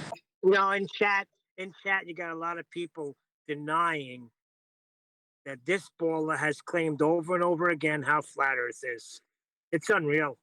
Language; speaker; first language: English; native; English